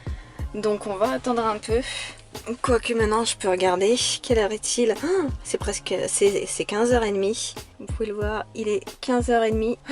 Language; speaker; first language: French; native; French